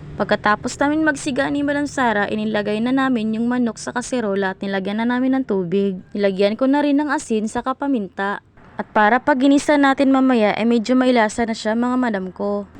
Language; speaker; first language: Filipino; non-native, local second language; Cebuano